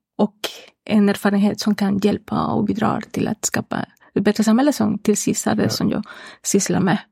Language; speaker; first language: Swedish; non-native, fluent; Spanish